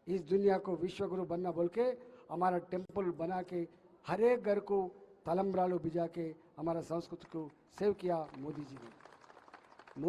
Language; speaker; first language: Hindi; non-native, local second language; Telugu